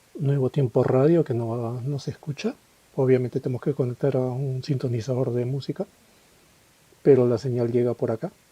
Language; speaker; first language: Spanish; native; Spanish